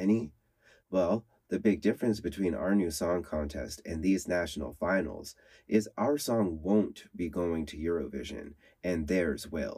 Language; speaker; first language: English; native; English